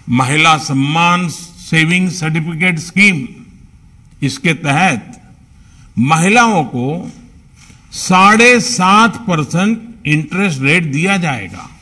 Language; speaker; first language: Hindi; non-native, local second language; Gujarati